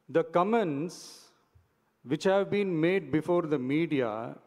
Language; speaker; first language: English; non-native, local second language; Tamil